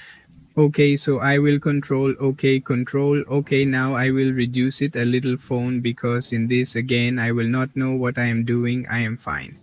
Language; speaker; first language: English; non-native, learner; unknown